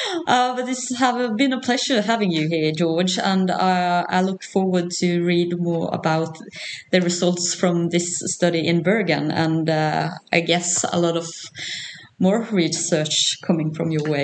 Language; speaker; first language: English; non-native, fluent; Norwegian